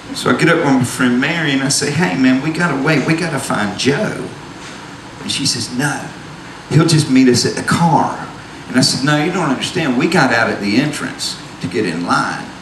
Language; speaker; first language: English; native; English